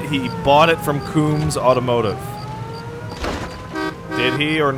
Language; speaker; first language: English; native; English